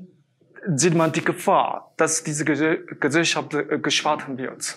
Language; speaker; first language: German; non-native, fluent; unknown